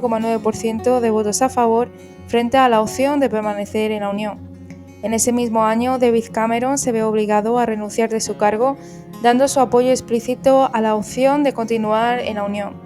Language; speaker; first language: Spanish; native; Spanish